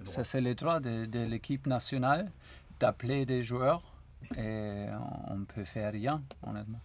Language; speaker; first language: French; non-native, learner; German